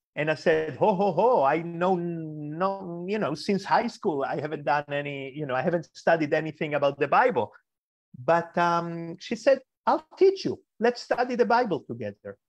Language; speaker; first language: English; early bilingual, other home language; Spanish